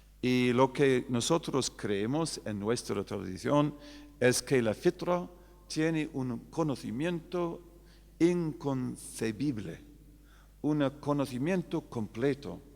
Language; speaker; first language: Spanish; non-native, fluent; English